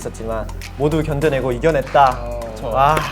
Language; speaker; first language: Korean; native; Korean